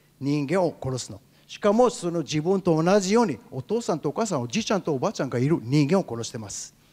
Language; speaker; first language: Japanese; non-native, fluent; Hebrew